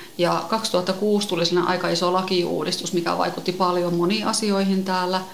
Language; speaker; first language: Finnish; native; Finnish